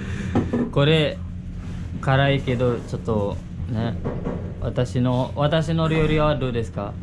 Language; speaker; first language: Japanese; non-native, learner; Indonesian